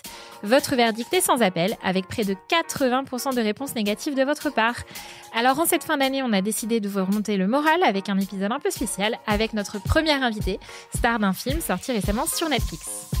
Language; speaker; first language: French; native; French